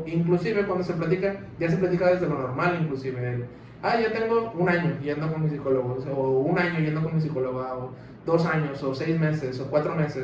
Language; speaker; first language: Spanish; native; Spanish